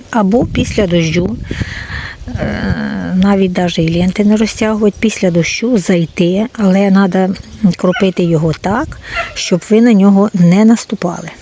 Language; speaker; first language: Ukrainian; non-native, local second language; Russian